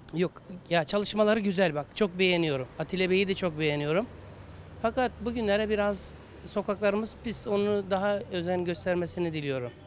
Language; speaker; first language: Turkish; native; Turkish